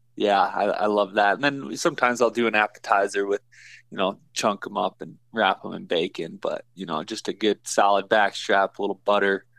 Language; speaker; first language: English; native; English